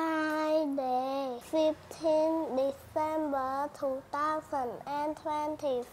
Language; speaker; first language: English; non-native, learner; Khmer